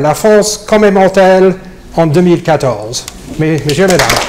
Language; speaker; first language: French; non-native, fluent; English